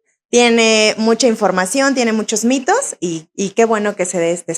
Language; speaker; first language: Spanish; native; Spanish